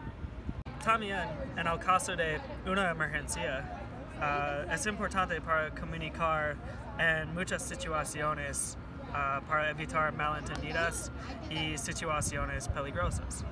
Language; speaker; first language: Spanish; non-native, learner; English